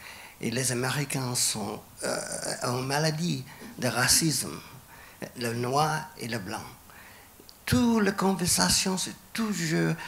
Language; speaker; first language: French; non-native, fluent; English